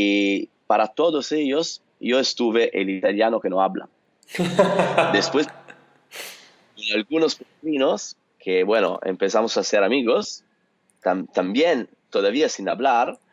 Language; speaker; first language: Spanish; non-native, fluent; Italian